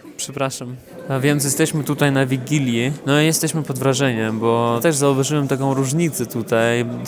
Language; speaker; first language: Polish; non-native, fluent; Russian